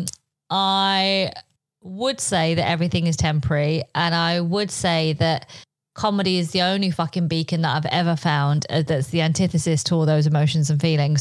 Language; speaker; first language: English; non-native, local second language; Polish